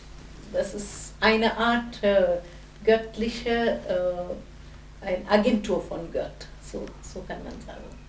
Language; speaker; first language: German; non-native, fluent; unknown